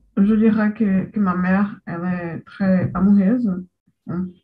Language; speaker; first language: French; non-native, learner; Portuguese